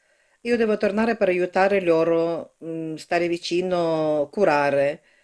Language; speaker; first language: Italian; non-native, learner; Ukrainian